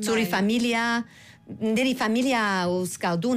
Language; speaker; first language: Basque; non-native, learner; English